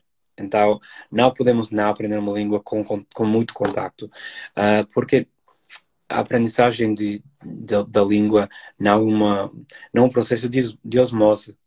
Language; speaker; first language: Portuguese; non-native, fluent; English